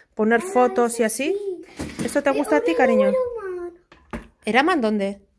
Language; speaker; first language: Spanish; native; Spanish